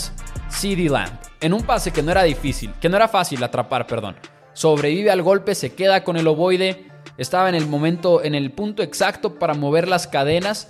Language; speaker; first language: Spanish; native; Spanish